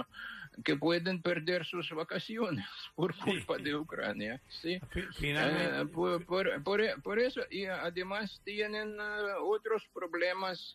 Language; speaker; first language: Spanish; non-native, fluent; Ukrainian